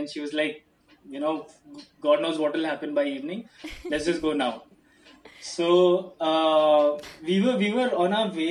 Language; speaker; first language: English; non-native, local second language; Hindi